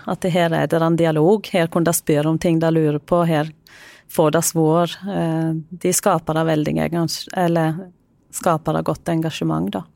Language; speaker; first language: Norwegian; native; Norwegian